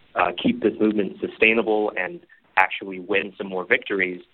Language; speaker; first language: English; non-native, local second language; Cantonese